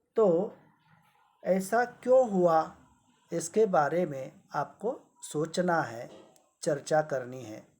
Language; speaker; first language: Hindi; non-native, local second language; Marathi